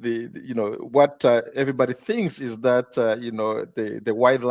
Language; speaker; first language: English; non-native, local second language; Kinyarwanda